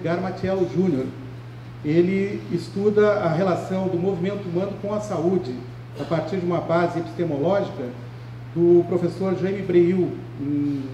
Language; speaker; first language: Portuguese; native; Portuguese